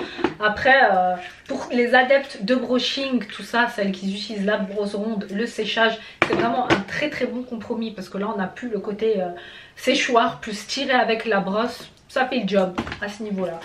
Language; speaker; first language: French; native; French